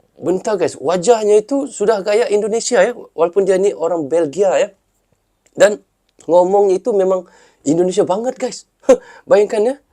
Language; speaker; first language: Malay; native; Malay